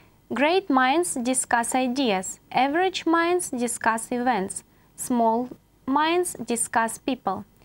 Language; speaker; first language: English; non-native, fluent; Russian